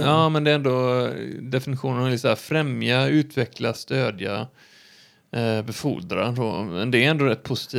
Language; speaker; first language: Swedish; native; Swedish